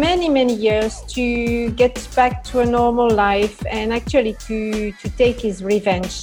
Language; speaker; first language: English; non-native, fluent; French